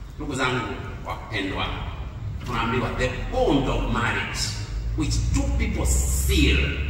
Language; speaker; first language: English; non-native, local second language; Swahili